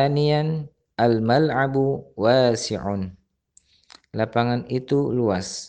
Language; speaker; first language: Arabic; non-native, fluent; Indonesian